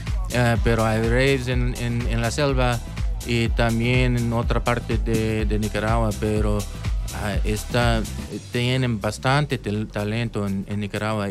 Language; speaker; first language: Spanish; non-native, local second language; English